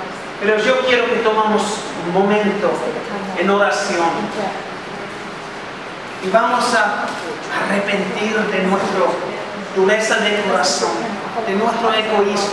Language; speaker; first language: Spanish; non-native, fluent; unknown